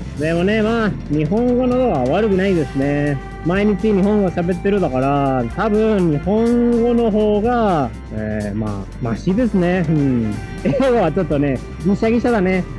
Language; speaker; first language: Japanese; non-native, fluent; Spanish